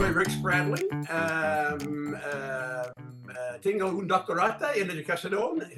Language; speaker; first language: Spanish; non-native, learner; English